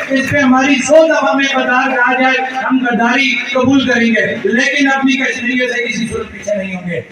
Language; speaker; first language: Hindi; non-native, local second language; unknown